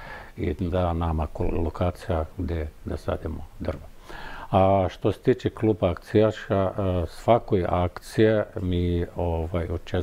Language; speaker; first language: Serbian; non-native, fluent; Arabic